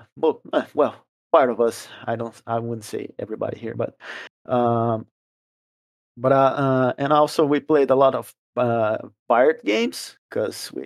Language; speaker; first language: English; non-native, fluent; Portuguese